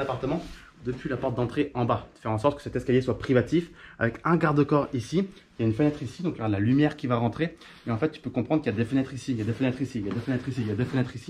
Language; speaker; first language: French; native; French